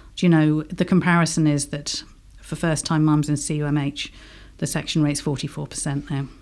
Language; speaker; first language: English; native; English